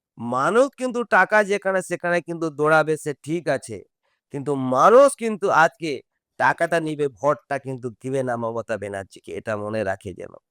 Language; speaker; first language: Bangla; non-native, local second language; Santali